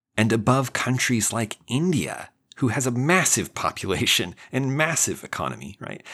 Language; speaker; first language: English; native; English